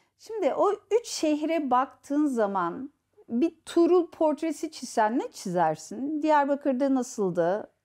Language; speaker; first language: Turkish; native; Turkish